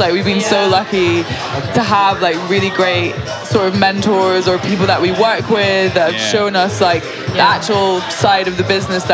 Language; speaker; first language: English; native; English